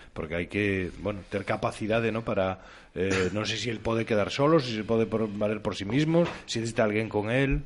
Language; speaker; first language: Galician; native; Galician